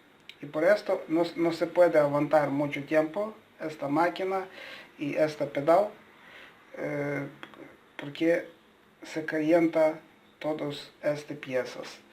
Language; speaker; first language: Spanish; non-native, learner; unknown